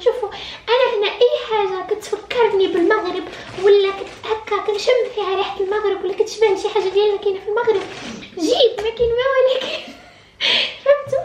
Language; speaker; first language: Arabic; native; Arabic